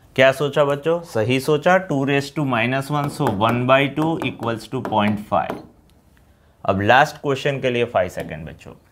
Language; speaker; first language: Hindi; non-native, local second language; Gujarati